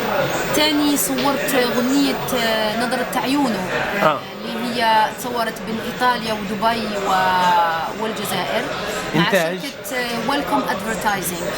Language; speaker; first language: Arabic; native; Arabic